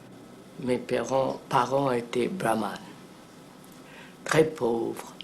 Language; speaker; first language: French; non-native, fluent; Telugu